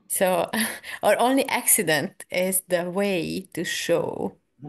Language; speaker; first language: English; non-native, learner; Hungarian